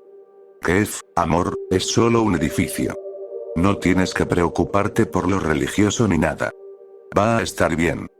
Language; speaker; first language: Spanish; native; Spanish